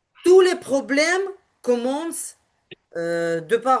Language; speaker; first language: French; non-native, learner; Ukrainian